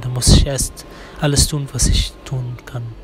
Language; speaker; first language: German; non-native, fluent; Arabic